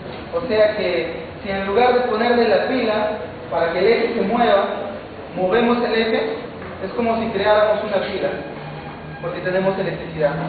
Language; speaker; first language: Spanish; native; Spanish